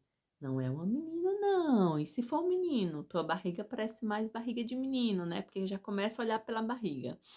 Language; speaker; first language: Portuguese; native; Portuguese